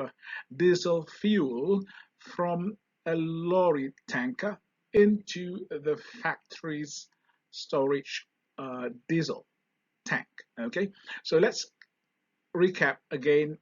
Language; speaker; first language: English; non-native, local second language; Malay